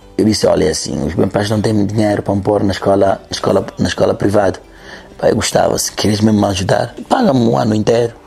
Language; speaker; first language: Portuguese; non-native, local second language; Upper Guinea Crioulo